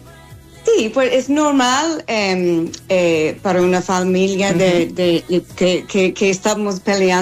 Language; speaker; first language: Spanish; non-native, learner; English